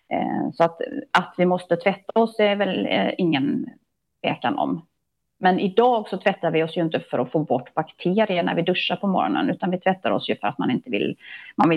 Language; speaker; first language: Swedish; native; Swedish